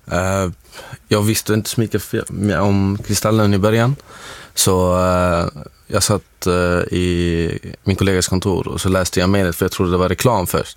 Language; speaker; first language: Swedish; non-native, fluent; Arabic